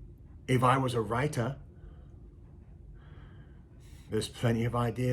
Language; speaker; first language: English; native; English